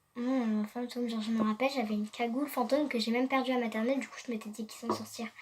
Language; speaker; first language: French; native; French